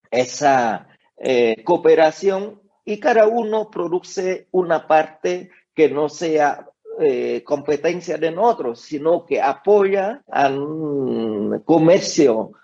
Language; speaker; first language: Spanish; non-native, fluent; Vietnamese